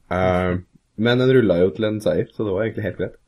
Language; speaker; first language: Norwegian; native; Norwegian